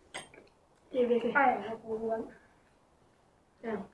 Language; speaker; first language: Danish; early bilingual, other home language; German